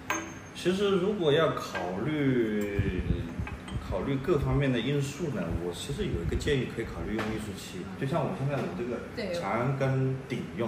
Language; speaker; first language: Chinese; native; Chinese